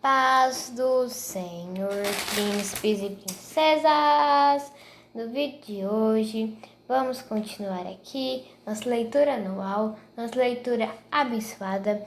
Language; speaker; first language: Portuguese; native; Portuguese